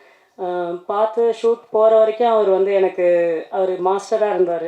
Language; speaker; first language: Tamil; native; Tamil